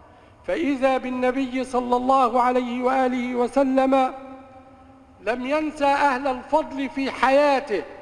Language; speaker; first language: Arabic; native; Arabic